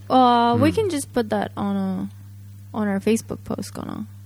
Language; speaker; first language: English; non-native, fluent; Japanese